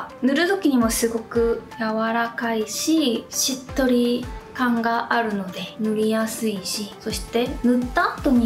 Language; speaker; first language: Japanese; non-native, fluent; Korean